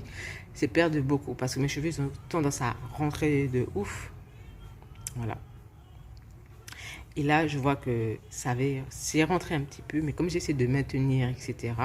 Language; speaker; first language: French; native; French